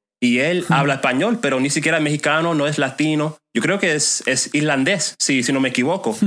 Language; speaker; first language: Spanish; non-native, fluent; English